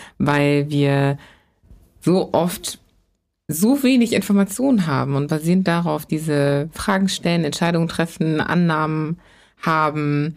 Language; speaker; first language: German; native; German